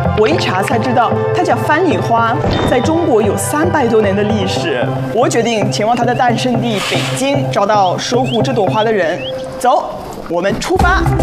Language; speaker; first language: Chinese; non-native, fluent; French